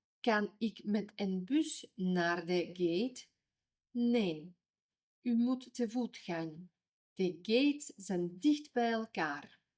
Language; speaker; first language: Dutch; non-native, fluent; Ukrainian